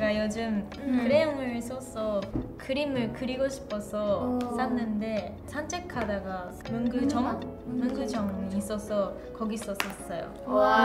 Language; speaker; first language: Korean; non-native, learner; Japanese